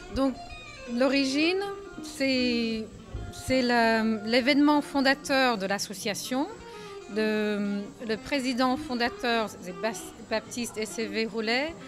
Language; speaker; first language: French; non-native, fluent; English